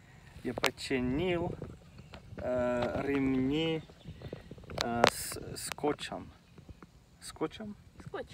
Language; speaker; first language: Russian; non-native, learner; Finnish